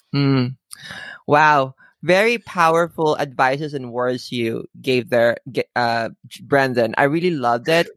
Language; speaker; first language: English; non-native, local second language; Filipino